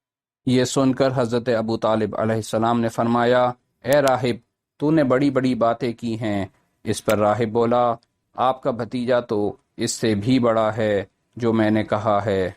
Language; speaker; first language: Urdu; native; Urdu